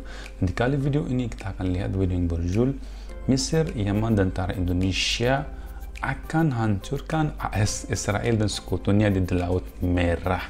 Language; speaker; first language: Indonesian; non-native, fluent; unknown